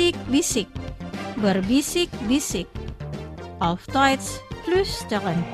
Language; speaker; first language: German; non-native, fluent; Indonesian